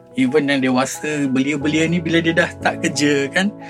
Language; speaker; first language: Malay; native; Malay